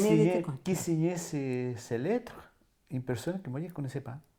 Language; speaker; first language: French; non-native, fluent; Spanish